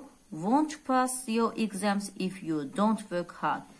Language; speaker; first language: English; non-native, fluent; Azerbaijani